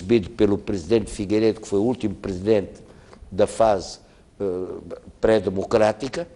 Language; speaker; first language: Portuguese; native; Portuguese